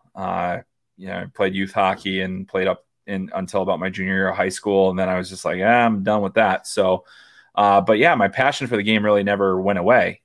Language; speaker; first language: English; native; English